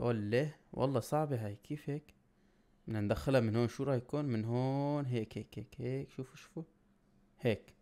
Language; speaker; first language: Arabic; native; Arabic